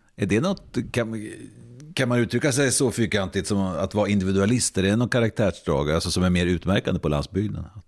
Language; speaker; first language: Swedish; native; Swedish